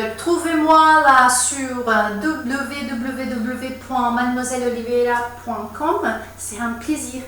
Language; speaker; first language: French; non-native, fluent; Portuguese